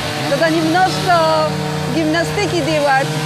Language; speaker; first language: Russian; non-native, learner; Danish